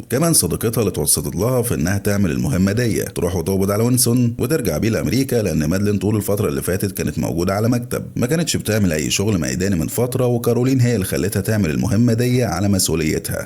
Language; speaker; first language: Arabic; native; Arabic